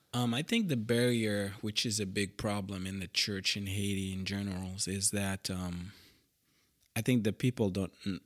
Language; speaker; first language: English; non-native, fluent; Haitian Creole